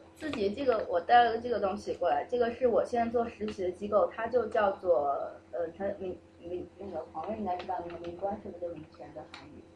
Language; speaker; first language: Chinese; native; Chinese